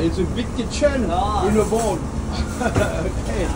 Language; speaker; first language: English; non-native, learner; French